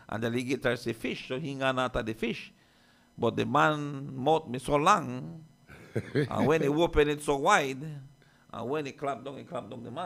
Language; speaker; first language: English; native; English